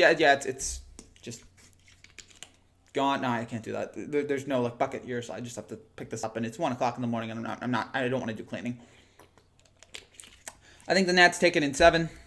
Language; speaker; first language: English; native; English